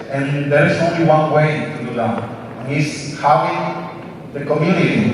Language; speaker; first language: English; non-native, learner; Spanish